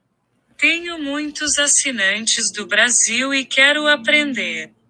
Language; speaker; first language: Portuguese; non-native, learner; English